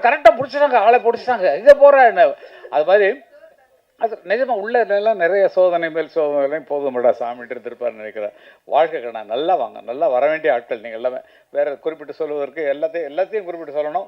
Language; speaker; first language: Tamil; native; Tamil